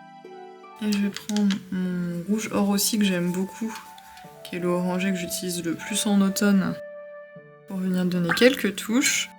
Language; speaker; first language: French; native; French